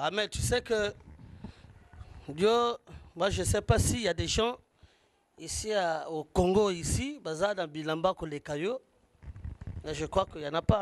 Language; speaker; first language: French; non-native, local second language; Lingala